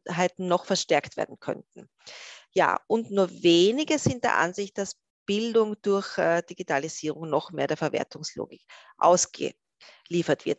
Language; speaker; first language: German; native; German